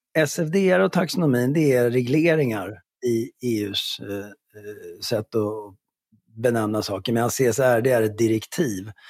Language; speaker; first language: Swedish; native; Swedish